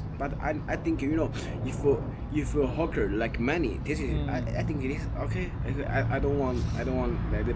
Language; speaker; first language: English; non-native, learner; Chinese